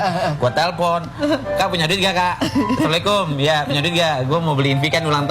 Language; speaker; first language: Indonesian; native; Indonesian